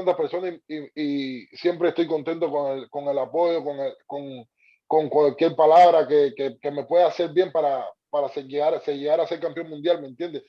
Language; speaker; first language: Spanish; native; Spanish